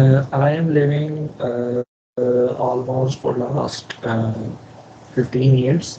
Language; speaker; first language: English; non-native, learner; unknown